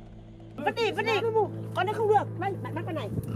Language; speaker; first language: Vietnamese; native; Vietnamese